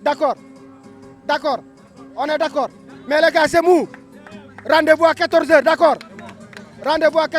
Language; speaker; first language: French; non-native, local second language; Wolof